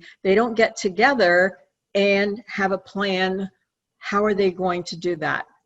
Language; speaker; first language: English; native; English